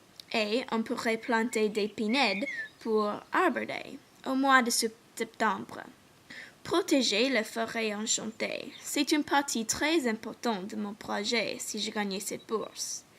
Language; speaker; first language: French; non-native, learner; English